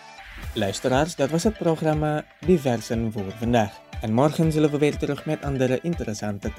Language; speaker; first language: Dutch; non-native, fluent; Indonesian